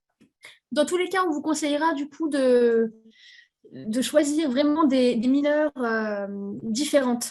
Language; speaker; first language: French; native; French